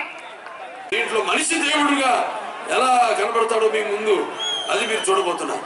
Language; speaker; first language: Telugu; native; Telugu